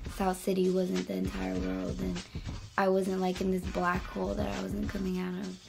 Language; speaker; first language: English; early bilingual, other home language; Spanish